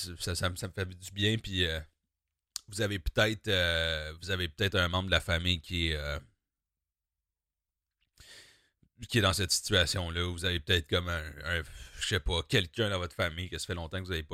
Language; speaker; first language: French; native; French